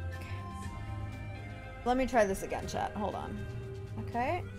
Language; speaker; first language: English; native; English